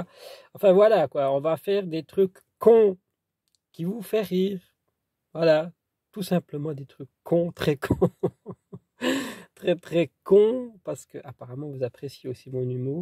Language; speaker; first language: French; native; French